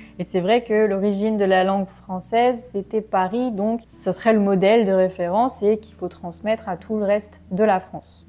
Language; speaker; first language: French; native; French